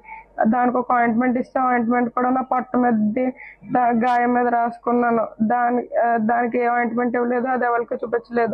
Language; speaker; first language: Telugu; native; Telugu